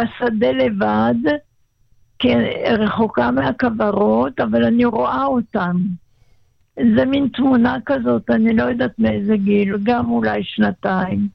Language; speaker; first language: Hebrew; non-native, local second language; German